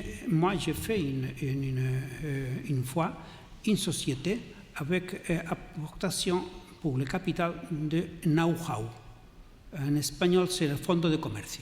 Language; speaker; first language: French; non-native, learner; Catalan